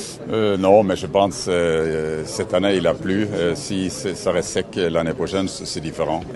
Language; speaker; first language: French; non-native, fluent; Norwegian